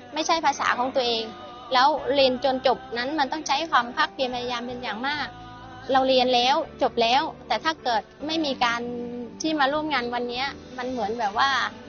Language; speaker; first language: Thai; non-native, fluent; Vietnamese